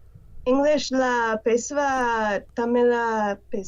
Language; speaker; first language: Tamil; non-native, learner; English